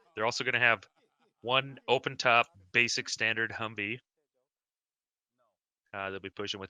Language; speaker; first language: English; native; English